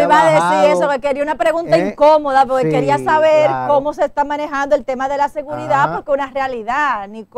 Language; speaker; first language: Spanish; native; Spanish